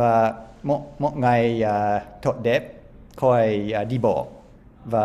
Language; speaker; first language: Vietnamese; non-native, learner; English